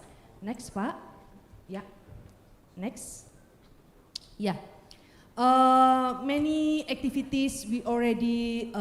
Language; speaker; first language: English; non-native, learner; Indonesian